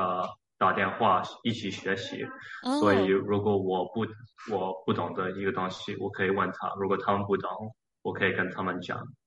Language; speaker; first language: Chinese; early bilingual, heritage; Chinese